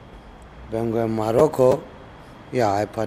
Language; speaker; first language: Spanish; non-native, learner; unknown